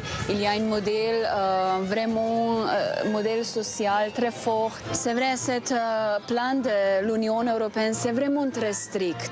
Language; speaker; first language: French; non-native, fluent; Slovenian